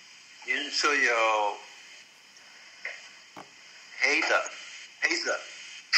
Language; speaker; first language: Chinese; non-native, learner; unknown